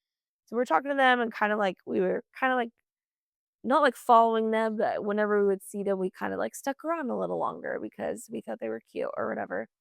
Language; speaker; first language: English; native; English